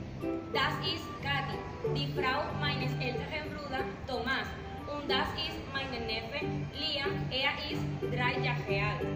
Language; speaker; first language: German; non-native, learner; Spanish